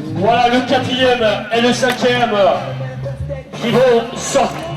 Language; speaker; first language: French; native; French